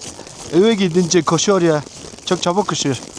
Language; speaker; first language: Turkish; non-native, learner; Mongolian